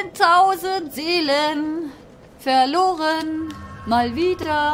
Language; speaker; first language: German; native; German